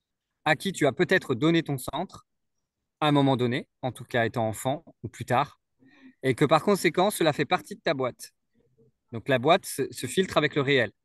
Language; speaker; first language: French; native; French